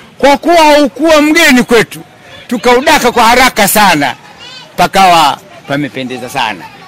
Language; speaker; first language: Swahili; non-native, local second language; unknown